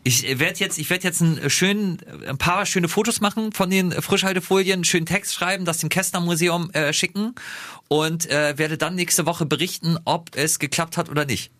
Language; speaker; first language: German; native; German